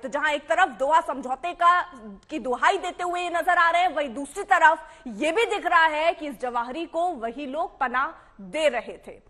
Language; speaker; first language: Hindi; native; Hindi